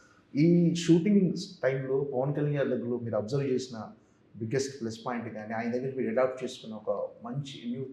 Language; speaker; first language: Telugu; native; Telugu